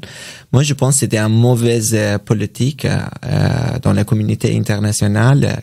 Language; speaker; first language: French; non-native, learner; Persian